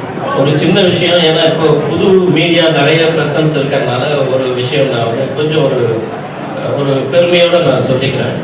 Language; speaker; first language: Tamil; native; Tamil